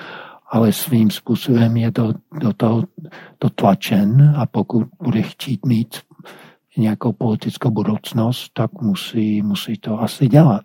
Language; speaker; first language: Czech; non-native, fluent; English